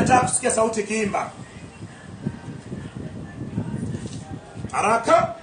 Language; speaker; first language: Swahili; non-native, local second language; Luo (Kenya and Tanzania)